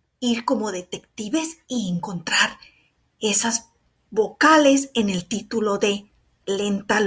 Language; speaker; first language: Spanish; early bilingual, heritage; Spanish